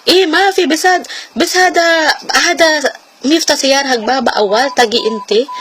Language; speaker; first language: Arabic; non-native, learner; Filipino